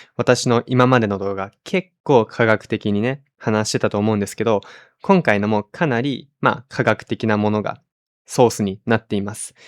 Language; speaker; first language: Japanese; native; Japanese